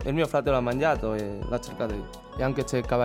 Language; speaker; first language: Italian; non-native, learner; Chinese